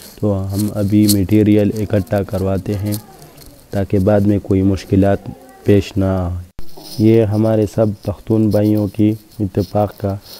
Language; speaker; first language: Urdu; non-native, local second language; Pashto